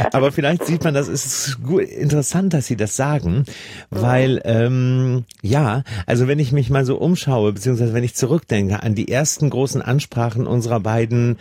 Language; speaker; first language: German; native; German